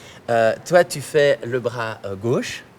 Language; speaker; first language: French; native; French